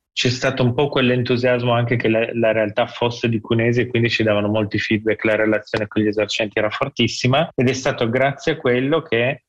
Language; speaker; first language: Italian; native; Italian